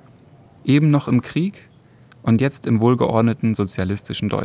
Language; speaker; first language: German; native; German